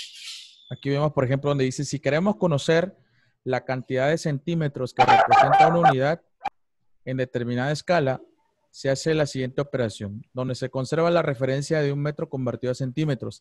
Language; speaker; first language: Spanish; native; Spanish